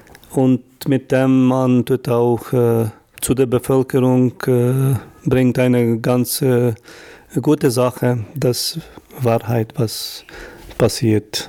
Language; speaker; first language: German; non-native, fluent; Albanian